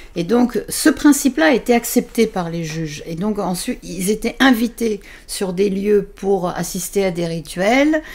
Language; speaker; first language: French; native; French